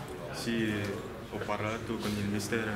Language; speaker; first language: Italian; non-native, learner; French